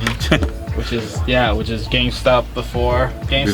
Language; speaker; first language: English; native; English